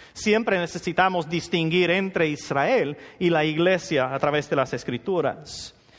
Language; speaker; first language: Spanish; non-native, fluent; English